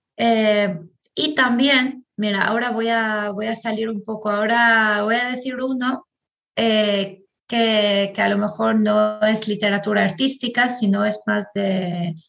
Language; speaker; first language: Spanish; non-native, fluent; Albanian